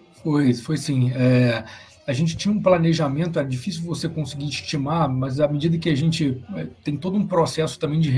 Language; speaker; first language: Portuguese; native; Portuguese